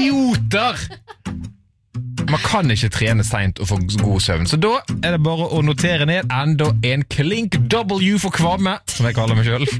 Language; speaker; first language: Norwegian; native; Norwegian